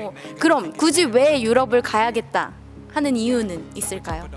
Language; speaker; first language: Korean; native; Korean